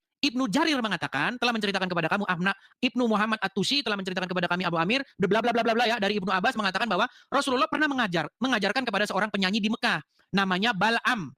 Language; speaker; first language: Indonesian; native; Indonesian